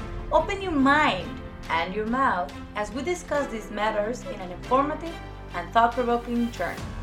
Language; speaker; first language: English; non-native, fluent; Spanish